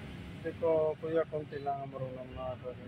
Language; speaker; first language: Filipino; non-native, learner; Punjabi